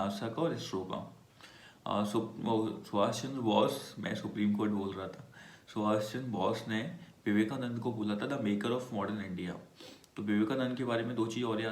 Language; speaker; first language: Hindi; native; Hindi